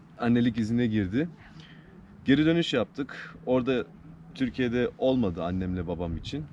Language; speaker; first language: Turkish; early bilingual, heritage; Turkish